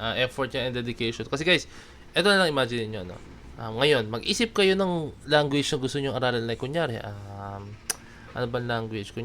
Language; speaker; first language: Filipino; native; Filipino